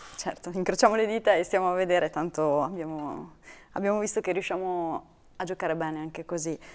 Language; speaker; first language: Italian; native; Italian